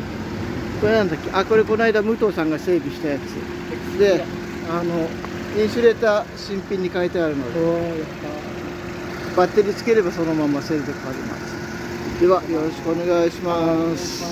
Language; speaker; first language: Japanese; native; Japanese